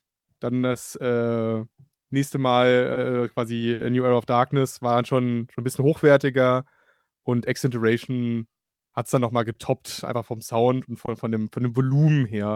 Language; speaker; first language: German; native; German